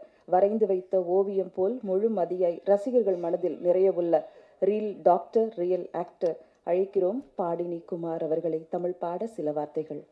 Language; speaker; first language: Tamil; native; Tamil